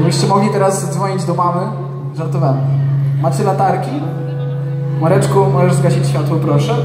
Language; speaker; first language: Polish; native; Polish